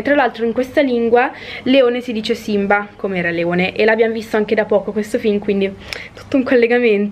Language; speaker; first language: Italian; native; Italian